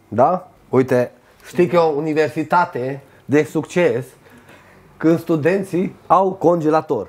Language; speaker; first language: Romanian; native; Romanian